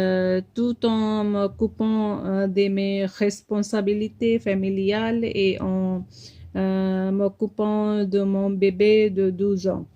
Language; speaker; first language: French; non-native, fluent; Punjabi